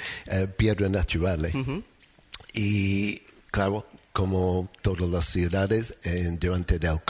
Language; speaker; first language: Spanish; non-native, fluent; English